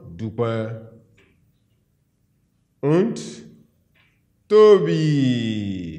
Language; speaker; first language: German; non-native, fluent; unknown